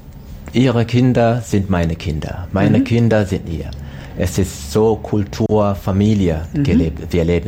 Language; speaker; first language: German; non-native, learner; Swahili